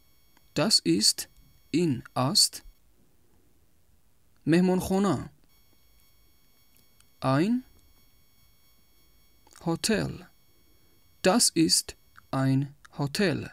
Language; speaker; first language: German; non-native, fluent; Tajik